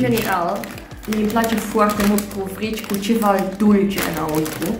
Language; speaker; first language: Romanian; non-native, learner; Dutch